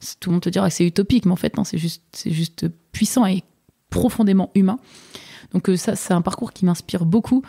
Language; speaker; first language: French; native; French